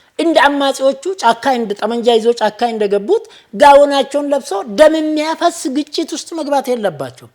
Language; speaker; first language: Amharic; non-native, local second language; Oromo